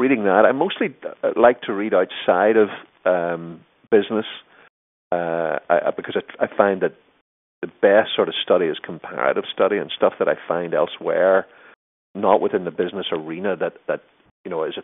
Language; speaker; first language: English; native; English